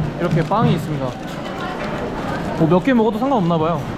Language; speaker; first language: Korean; native; Korean